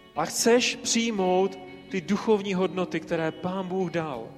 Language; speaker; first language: Czech; native; Czech